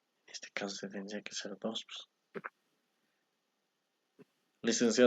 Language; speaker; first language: Spanish; native; Spanish